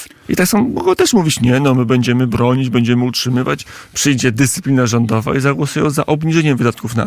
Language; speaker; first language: Polish; native; Polish